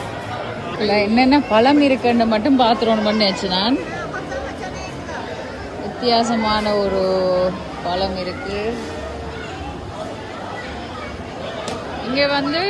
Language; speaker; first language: Tamil; native; Tamil